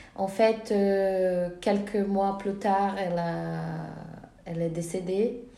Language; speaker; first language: French; non-native, fluent; Portuguese